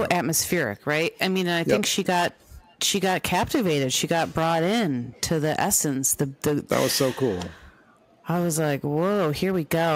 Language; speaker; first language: English; native; English